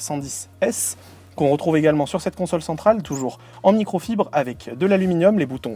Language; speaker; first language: French; native; French